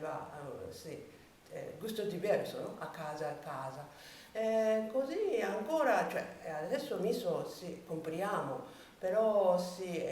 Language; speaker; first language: Italian; non-native, learner; Japanese